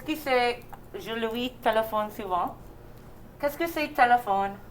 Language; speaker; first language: French; non-native, fluent; English